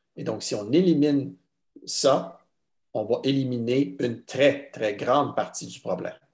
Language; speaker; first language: French; native; French